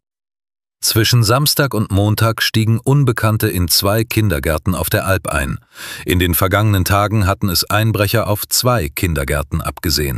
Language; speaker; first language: German; native; German